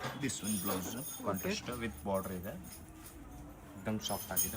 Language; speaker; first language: Kannada; non-native, local second language; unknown